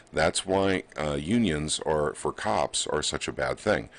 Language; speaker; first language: English; native; English